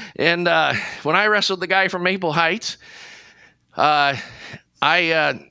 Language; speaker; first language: English; native; English